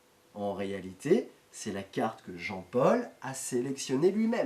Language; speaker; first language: French; native; French